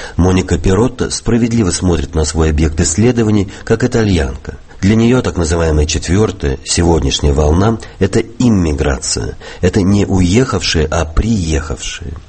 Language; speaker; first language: Russian; native; Russian